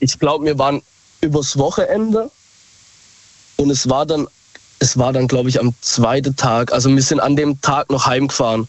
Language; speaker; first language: German; native; German